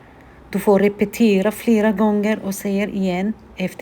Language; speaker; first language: Swedish; non-native, fluent; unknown